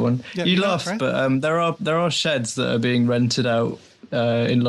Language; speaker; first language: English; native; English